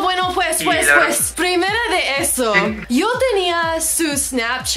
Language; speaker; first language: Spanish; non-native, learner; English